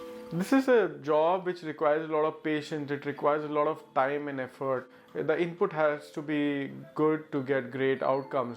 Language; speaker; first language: English; non-native, local second language; Hindi